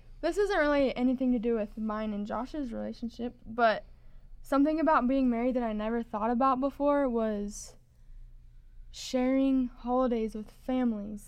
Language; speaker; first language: English; native; English